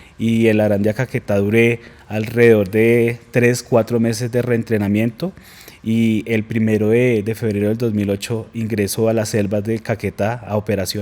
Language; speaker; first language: Spanish; native; Spanish